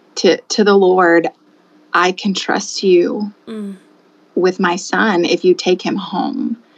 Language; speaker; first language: English; native; English